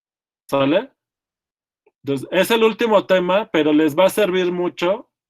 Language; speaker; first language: Spanish; native; Spanish